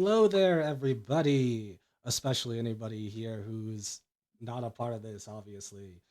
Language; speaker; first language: English; native; English